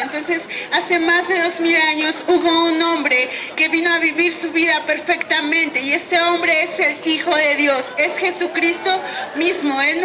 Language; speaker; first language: Spanish; native; Spanish